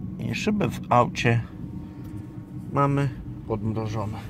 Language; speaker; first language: Polish; native; Polish